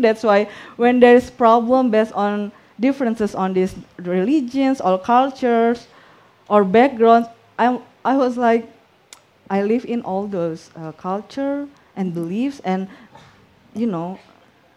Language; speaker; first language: English; non-native, fluent; Indonesian